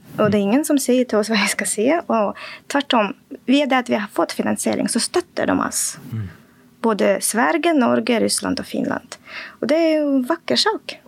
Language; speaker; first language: Norwegian; non-native, fluent; Russian